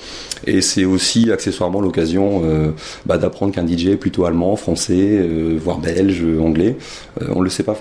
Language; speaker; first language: French; native; French